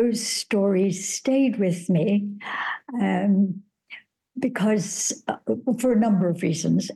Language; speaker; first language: English; native; English